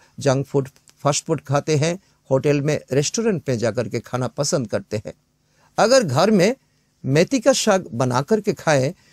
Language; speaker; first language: Hindi; non-native, local second language; Bangla